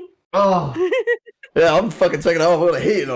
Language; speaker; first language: English; native; English